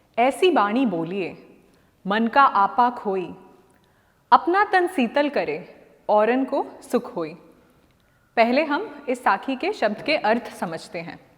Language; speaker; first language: Hindi; non-native, local second language; Malayalam